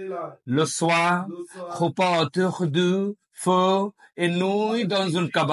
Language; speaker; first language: French; non-native, learner; Bangla